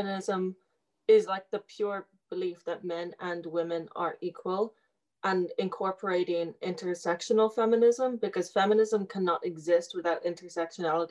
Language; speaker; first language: English; native; English